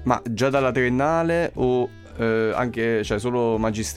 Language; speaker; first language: Italian; native; Italian